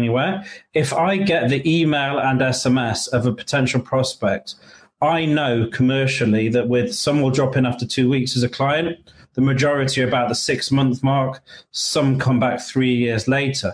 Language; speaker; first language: English; native; English